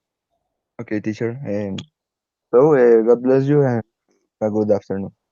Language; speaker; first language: English; non-native, learner; Spanish